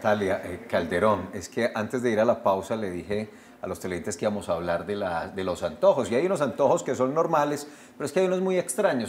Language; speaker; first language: Spanish; native; Spanish